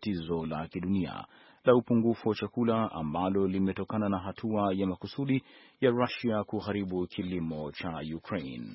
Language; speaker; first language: Swahili; native; Swahili